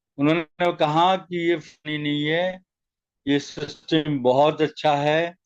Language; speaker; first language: Hindi; non-native, local second language; Marathi